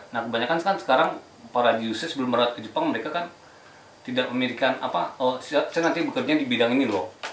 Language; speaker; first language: Indonesian; native; Indonesian